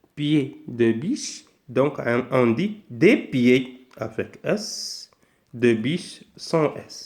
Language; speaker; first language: French; non-native, local second language; Arabic